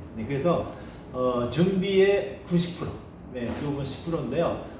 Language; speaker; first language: Korean; non-native, fluent; Japanese